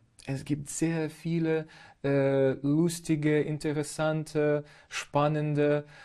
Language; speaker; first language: German; non-native, fluent; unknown